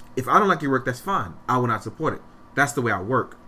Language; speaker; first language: English; native; English